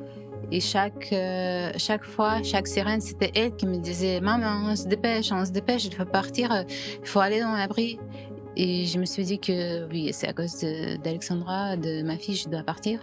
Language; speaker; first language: French; non-native, fluent; Ukrainian